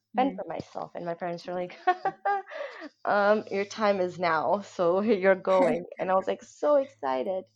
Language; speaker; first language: English; non-native, local second language; Somali